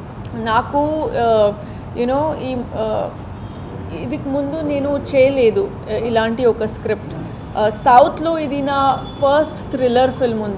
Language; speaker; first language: Telugu; non-native, fluent; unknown